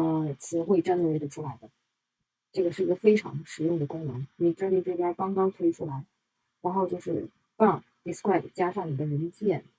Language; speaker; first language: Chinese; native; Chinese